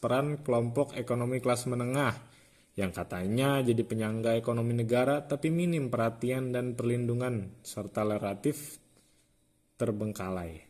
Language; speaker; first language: Indonesian; native; Indonesian